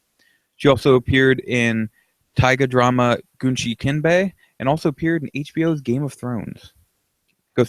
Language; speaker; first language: English; native; English